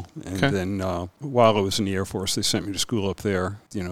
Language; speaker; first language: English; native; English